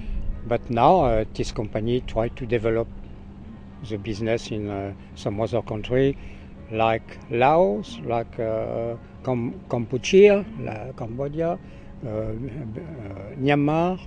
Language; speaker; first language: English; non-native, learner; French